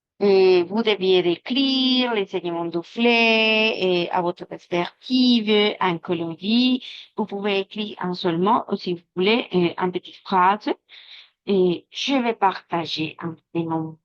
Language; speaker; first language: French; non-native, fluent; Spanish